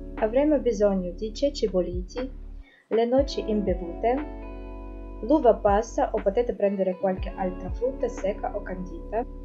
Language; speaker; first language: Italian; non-native, fluent; Russian